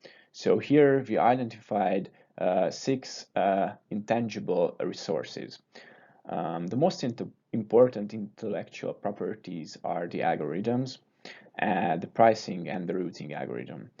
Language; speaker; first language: English; non-native, fluent; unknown